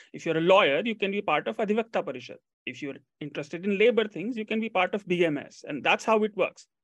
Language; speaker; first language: Hindi; native; Hindi